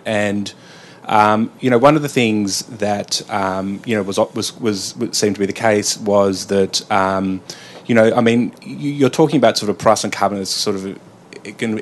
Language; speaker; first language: English; native; English